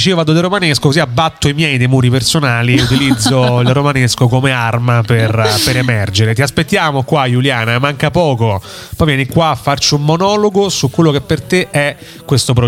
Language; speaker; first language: Italian; native; Italian